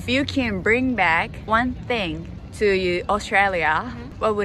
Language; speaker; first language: English; non-native, learner; Japanese